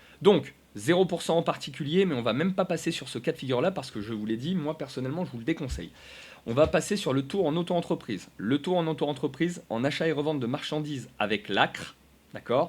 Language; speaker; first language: French; native; French